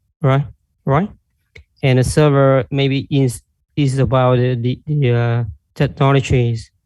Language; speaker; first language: English; non-native, learner; Vietnamese